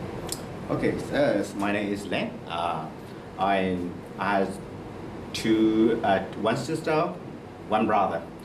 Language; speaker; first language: English; non-native, learner; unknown